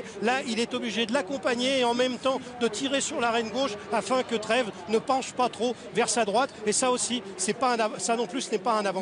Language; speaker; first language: French; native; French